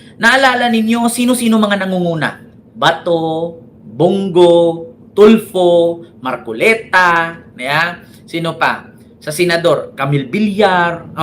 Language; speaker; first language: Filipino; native; Filipino